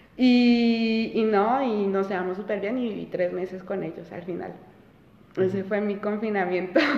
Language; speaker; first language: Spanish; early bilingual, heritage; Spanish